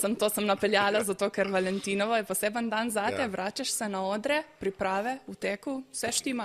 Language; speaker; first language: Slovenian; native; Slovenian